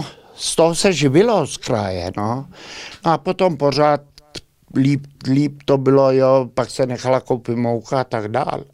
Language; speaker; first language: Czech; early bilingual, heritage; Czech